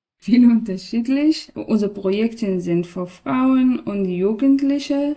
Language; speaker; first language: German; non-native, learner; Persian